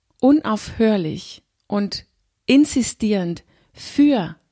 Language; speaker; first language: German; non-native, fluent; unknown